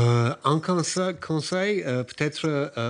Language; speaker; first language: French; non-native, fluent; English